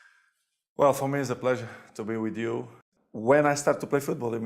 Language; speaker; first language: English; non-native, fluent; Portuguese